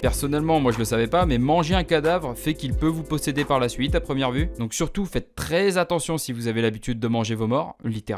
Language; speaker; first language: French; native; French